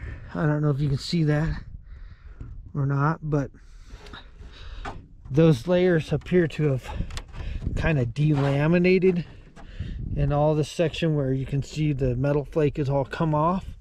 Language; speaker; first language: English; native; English